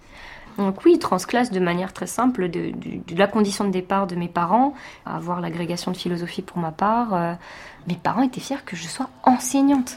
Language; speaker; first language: French; early bilingual, other home language; Tamil